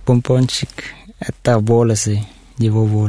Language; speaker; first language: Russian; non-native, learner; Thai